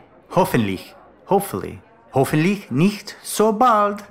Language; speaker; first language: German; non-native, learner; English